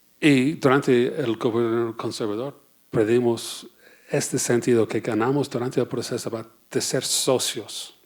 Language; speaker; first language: Spanish; non-native, fluent; English